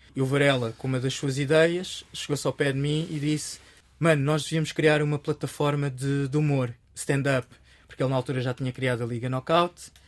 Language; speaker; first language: Portuguese; early bilingual, other home language; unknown